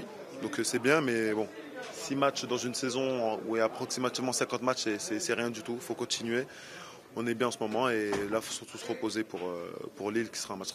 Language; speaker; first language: French; native; French